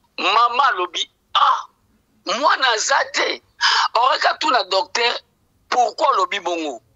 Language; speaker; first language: Lingala; non-native, local second language; Kongo